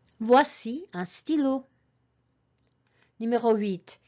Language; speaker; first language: French; non-native, fluent; English